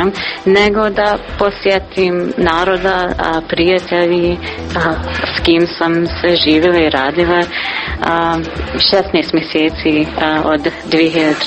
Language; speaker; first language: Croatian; non-native, learner; English